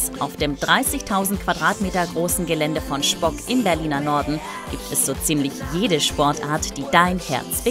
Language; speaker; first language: German; native; German